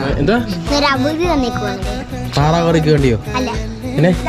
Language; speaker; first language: Malayalam; native; Malayalam